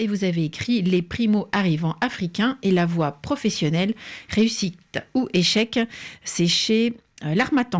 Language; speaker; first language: French; native; French